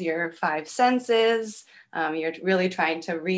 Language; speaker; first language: English; native; English